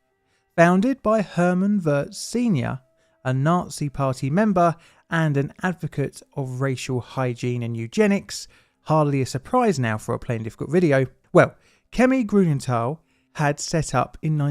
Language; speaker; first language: English; native; English